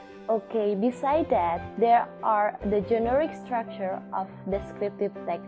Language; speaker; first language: English; non-native, fluent; Indonesian